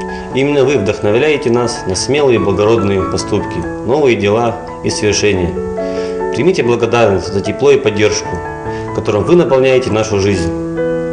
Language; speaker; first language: Russian; native; Russian